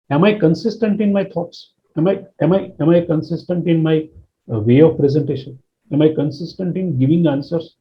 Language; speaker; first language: English; non-native, local second language; Gujarati